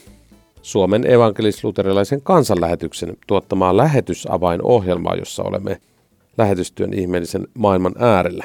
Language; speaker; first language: Finnish; native; Finnish